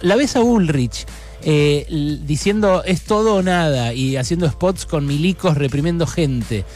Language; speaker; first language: Spanish; native; Spanish